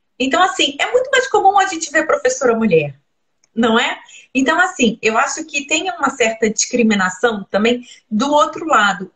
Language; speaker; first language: Portuguese; native; Portuguese